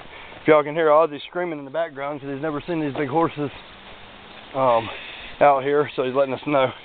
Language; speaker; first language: English; native; English